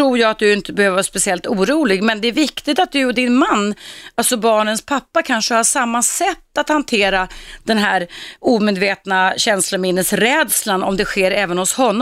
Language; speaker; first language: Swedish; native; Swedish